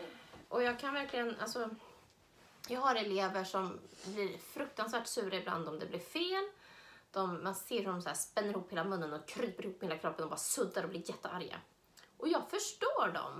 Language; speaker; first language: Swedish; native; Swedish